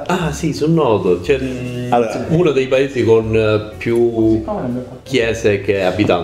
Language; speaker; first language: Italian; native; Italian